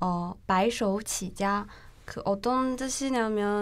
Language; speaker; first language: Korean; non-native, learner; Chinese